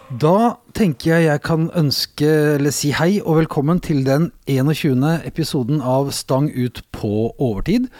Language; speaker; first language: Norwegian; native; Norwegian